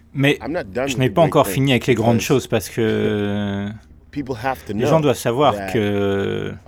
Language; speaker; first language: French; non-native, fluent; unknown